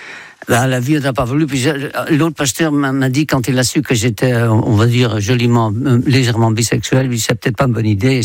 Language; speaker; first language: French; non-native, fluent; Dutch